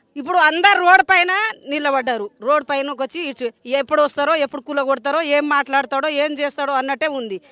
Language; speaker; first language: Telugu; native; Telugu